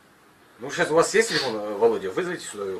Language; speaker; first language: Russian; native; Russian